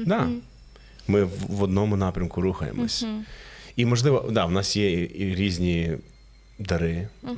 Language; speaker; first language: Ukrainian; non-native, fluent; English